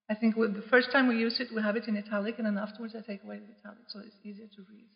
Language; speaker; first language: English; non-native, fluent; Norwegian